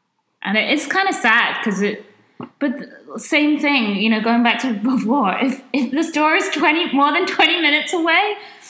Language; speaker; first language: English; native; English